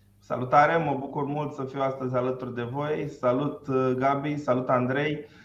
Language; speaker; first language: Romanian; native; Romanian